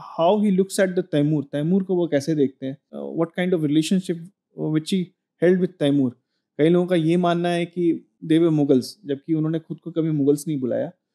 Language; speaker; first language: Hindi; native; Hindi